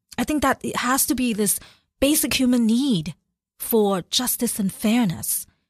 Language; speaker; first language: English; early bilingual, other home language; Cantonese